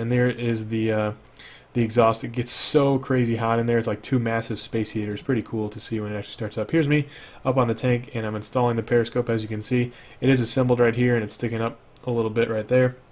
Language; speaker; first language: English; native; English